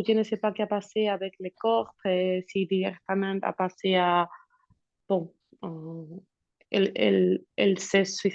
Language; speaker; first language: French; non-native, learner; Spanish